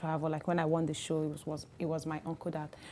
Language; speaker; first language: English; non-native, local second language; Igbo